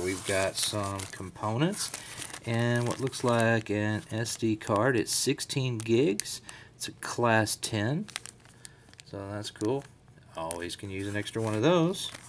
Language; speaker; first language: English; native; English